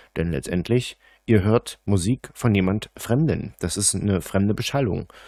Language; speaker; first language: German; native; German